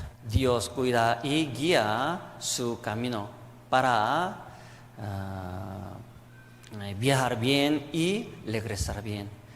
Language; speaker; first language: Spanish; non-native, learner; Korean